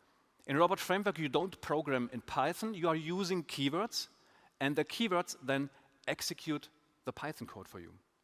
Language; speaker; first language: English; non-native, fluent; German